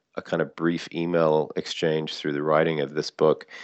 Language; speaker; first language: English; native; English